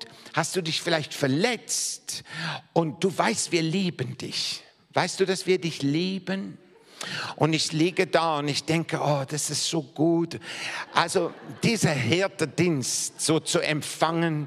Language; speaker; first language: German; non-native, fluent; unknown